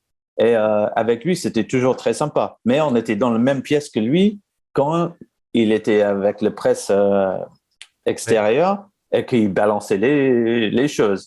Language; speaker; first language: French; non-native, fluent; English